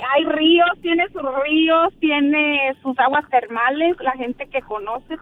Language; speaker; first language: Spanish; native; Spanish